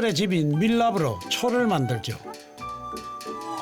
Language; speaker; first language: Korean; native; Korean